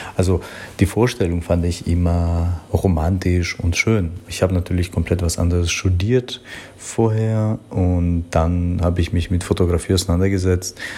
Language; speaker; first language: German; non-native, fluent; Albanian